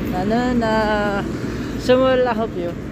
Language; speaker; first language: Korean; non-native, learner; Filipino